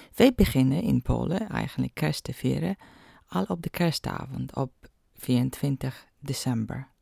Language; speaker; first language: Dutch; non-native, fluent; Polish